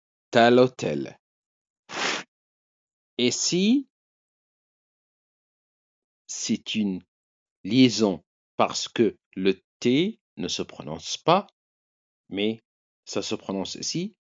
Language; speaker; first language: French; non-native, fluent; Arabic